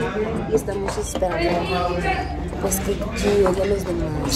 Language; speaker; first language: Spanish; native; Spanish